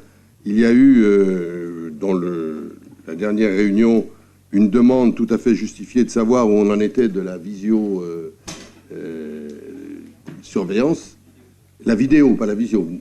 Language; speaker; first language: French; native; French